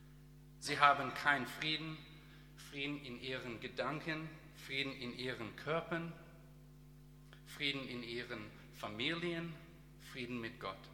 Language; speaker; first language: German; non-native, learner; English